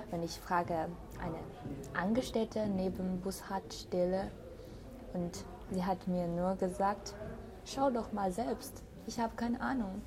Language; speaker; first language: German; non-native, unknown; Chinese